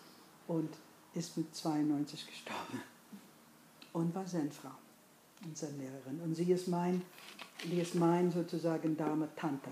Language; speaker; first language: German; non-native, fluent; English